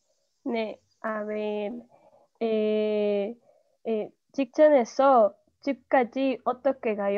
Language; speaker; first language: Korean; non-native, learner; Spanish